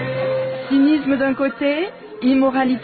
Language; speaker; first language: French; native; French